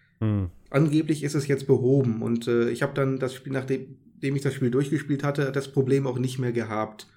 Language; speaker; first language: German; native; German